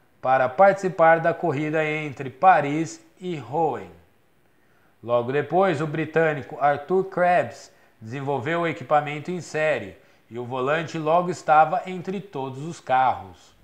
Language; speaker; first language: Portuguese; native; Portuguese